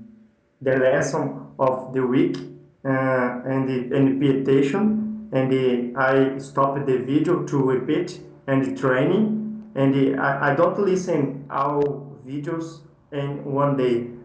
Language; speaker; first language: English; non-native, learner; Portuguese